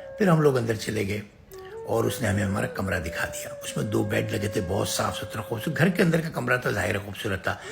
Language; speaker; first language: Urdu; native; Urdu